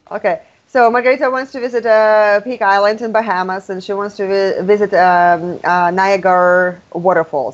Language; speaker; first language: English; non-native, fluent; Russian